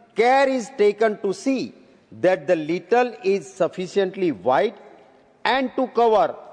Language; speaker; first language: English; non-native, local second language; Gujarati